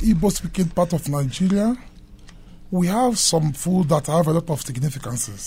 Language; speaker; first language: English; non-native, local second language; Igbo